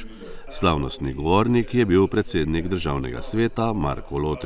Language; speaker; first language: Slovenian; native; Slovenian